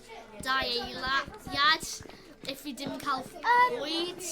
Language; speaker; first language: Welsh; non-native, local second language; English